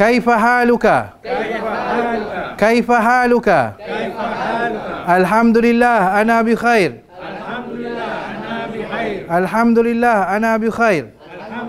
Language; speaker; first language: Arabic; non-native, fluent; Malay